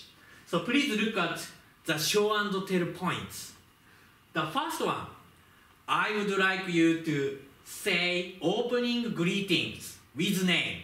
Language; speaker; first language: English; non-native, fluent; Japanese